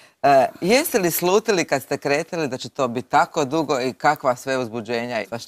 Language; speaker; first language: Croatian; native; Croatian